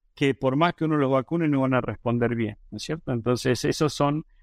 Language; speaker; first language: Spanish; native; Spanish